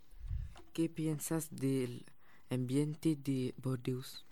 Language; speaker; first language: Spanish; non-native, learner; French